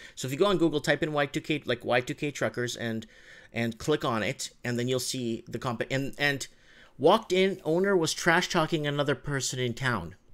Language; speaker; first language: English; native; English